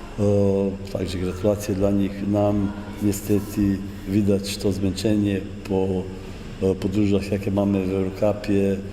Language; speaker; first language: Polish; non-native, fluent; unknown